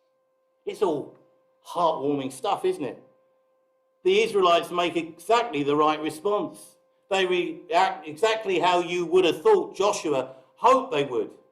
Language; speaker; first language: English; native; English